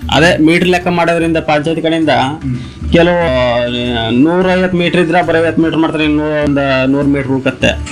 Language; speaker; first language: Kannada; non-native, local second language; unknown